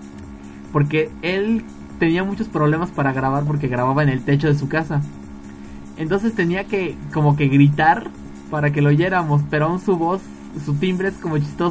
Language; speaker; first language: Spanish; native; Spanish